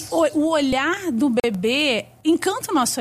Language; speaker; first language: Portuguese; native; Portuguese